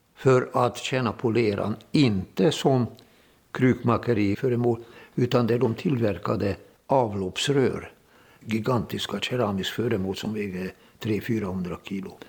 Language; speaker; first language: Swedish; non-native, fluent; Hungarian